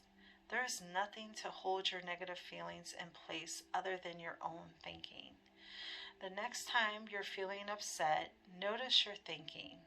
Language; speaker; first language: English; native; English